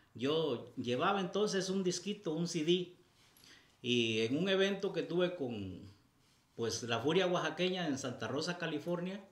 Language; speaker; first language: Spanish; native; Spanish